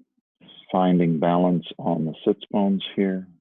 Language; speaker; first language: English; native; English